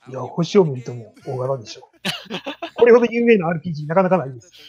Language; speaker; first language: Japanese; native; Japanese